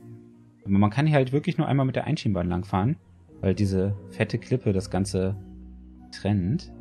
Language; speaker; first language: German; native; German